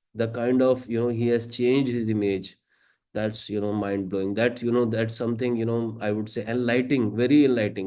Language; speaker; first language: English; non-native, local second language; Punjabi